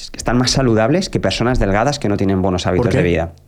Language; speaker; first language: Spanish; native; Spanish